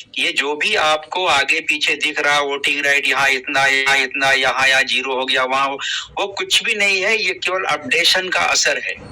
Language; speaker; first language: Hindi; native; Hindi